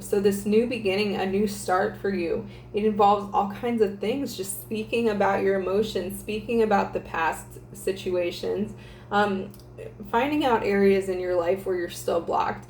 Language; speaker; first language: English; native; English